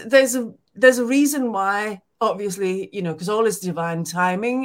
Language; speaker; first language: English; non-native, fluent; Danish